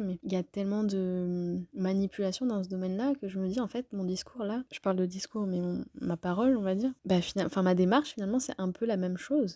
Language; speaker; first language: French; native; French